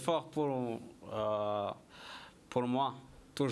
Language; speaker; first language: French; non-native, learner; Kinyarwanda